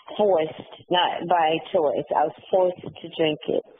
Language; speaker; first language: English; native; English